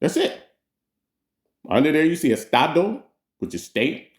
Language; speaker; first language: English; native; English